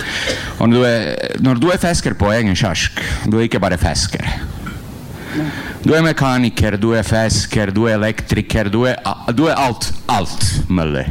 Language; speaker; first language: Norwegian; non-native, learner; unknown